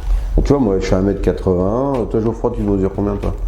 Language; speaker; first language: French; native; French